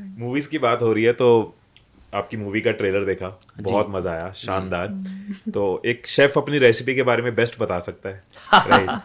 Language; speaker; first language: Hindi; native; Hindi